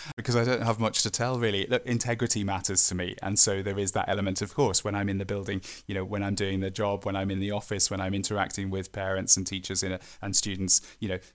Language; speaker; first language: English; native; English